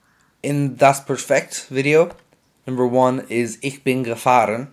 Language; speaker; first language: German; non-native, fluent; English